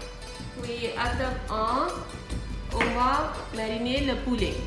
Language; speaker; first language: French; non-native, learner; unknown